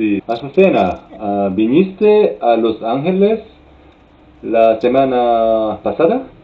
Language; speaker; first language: Spanish; non-native, learner; Korean